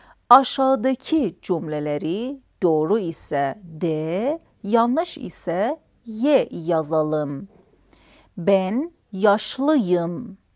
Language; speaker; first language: Turkish; non-native, fluent; Persian